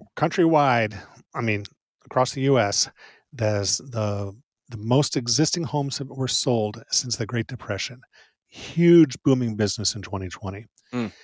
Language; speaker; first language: English; native; English